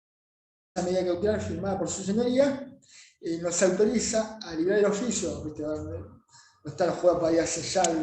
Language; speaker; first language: Spanish; native; Spanish